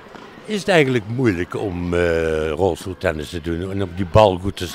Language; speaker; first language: Dutch; native; Dutch